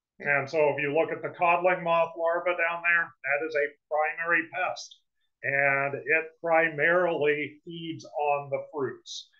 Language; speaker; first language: English; native; English